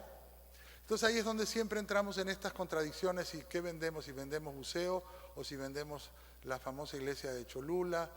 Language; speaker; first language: Spanish; native; Spanish